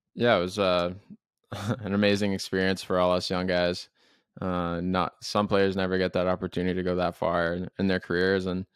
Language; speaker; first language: English; native; English